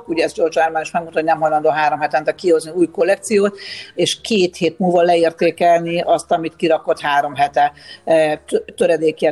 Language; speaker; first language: Hungarian; native; Hungarian